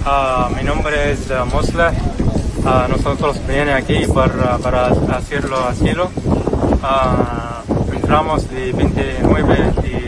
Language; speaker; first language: Spanish; non-native, learner; Arabic